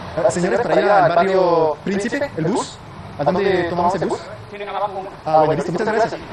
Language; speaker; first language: Spanish; non-native, fluent; French